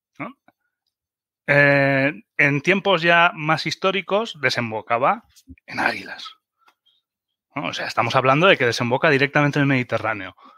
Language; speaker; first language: Spanish; early bilingual, other home language; German